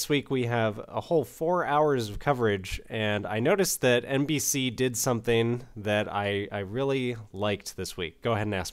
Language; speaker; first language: English; native; English